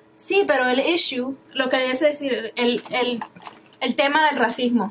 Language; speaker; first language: Spanish; early bilingual, heritage; Spanish